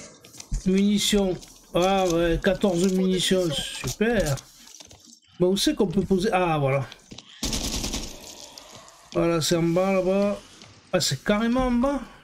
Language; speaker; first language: French; native; French